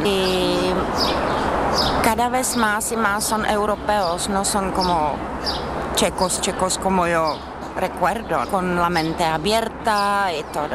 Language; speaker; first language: Spanish; non-native, fluent; Czech